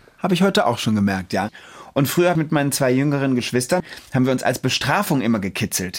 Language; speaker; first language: German; native; German